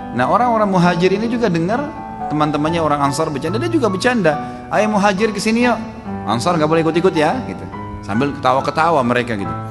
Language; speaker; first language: Indonesian; native; Indonesian